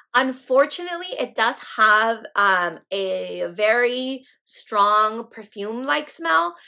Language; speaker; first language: English; native; English